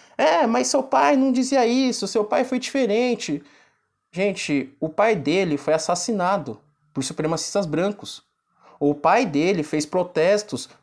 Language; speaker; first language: Portuguese; native; Portuguese